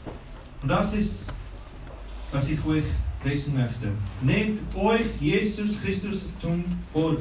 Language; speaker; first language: German; non-native, fluent; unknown